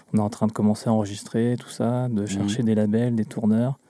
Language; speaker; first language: French; native; French